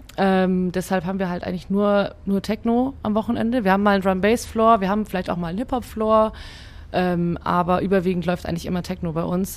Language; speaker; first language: German; early bilingual, other home language; Hungarian